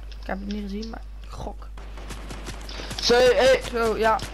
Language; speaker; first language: Dutch; native; Dutch